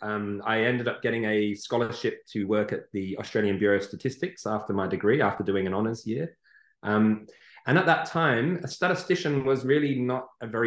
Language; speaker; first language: English; native; English